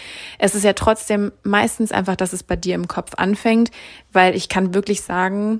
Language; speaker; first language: German; native; German